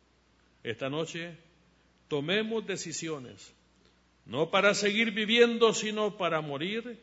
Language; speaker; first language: Spanish; native; Spanish